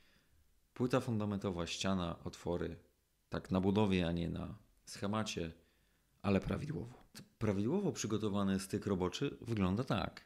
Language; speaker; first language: Polish; native; Polish